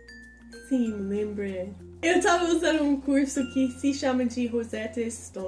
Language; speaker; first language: Portuguese; non-native, fluent; English